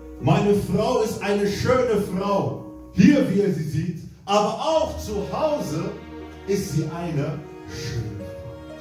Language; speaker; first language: German; non-native, fluent; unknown